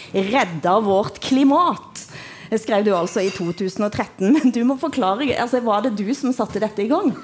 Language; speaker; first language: Norwegian; native; Norwegian